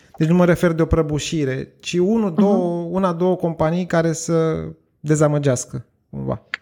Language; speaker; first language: Romanian; native; Romanian